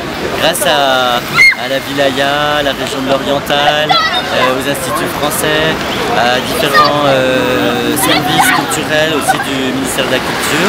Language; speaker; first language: French; native; French